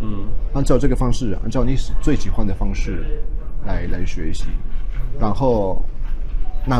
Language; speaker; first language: Chinese; non-native, fluent; Spanish